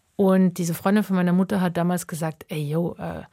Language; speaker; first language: German; native; German